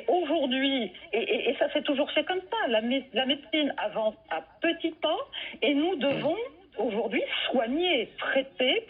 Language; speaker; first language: French; native; French